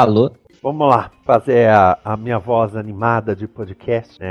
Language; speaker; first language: Portuguese; native; Portuguese